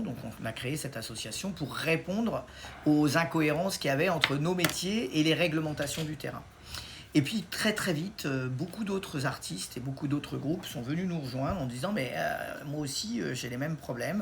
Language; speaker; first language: French; native; French